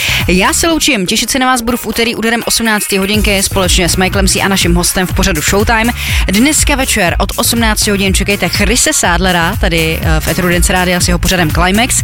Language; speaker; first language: Czech; native; Czech